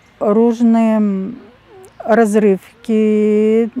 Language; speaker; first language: Polish; non-native, learner; Russian